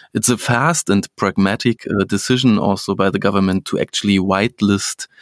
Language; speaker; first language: English; non-native, fluent; German